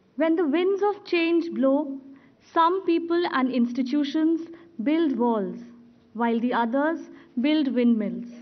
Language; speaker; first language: English; non-native, local second language; Hindi